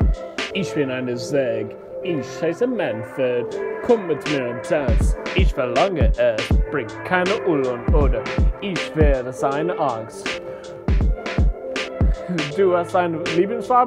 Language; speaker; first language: German; non-native, learner; English